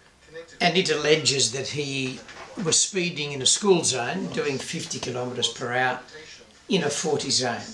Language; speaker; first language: English; native; English